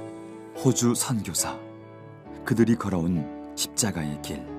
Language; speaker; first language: Korean; native; Korean